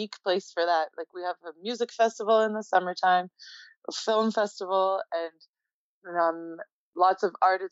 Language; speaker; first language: English; native; English